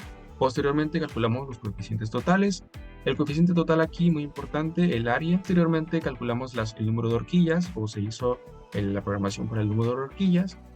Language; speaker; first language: Spanish; native; Spanish